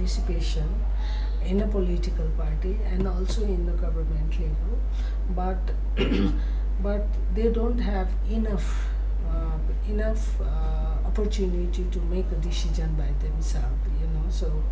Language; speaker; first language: English; non-native, local second language; Nepali